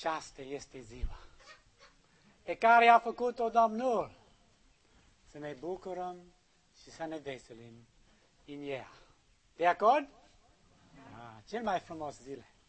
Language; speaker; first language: Romanian; non-native, learner; English